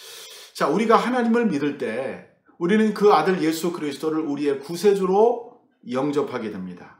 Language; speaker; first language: Korean; native; Korean